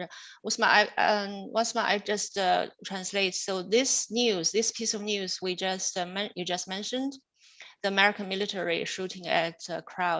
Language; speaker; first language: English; non-native, fluent; Chinese